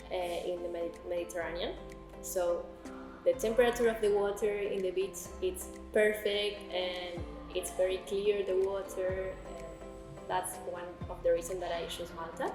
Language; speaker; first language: English; non-native, learner; Spanish